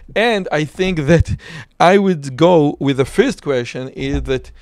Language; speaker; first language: English; non-native, fluent; Hebrew